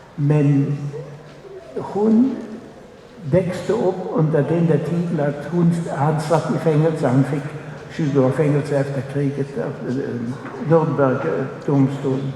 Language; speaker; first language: Swedish; non-native, fluent; German